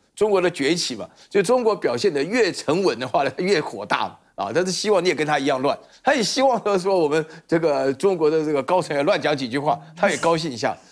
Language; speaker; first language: Chinese; native; Chinese